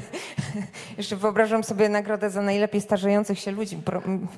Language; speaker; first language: Polish; native; Polish